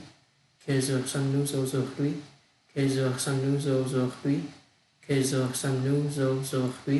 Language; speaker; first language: French; non-native, learner; Vietnamese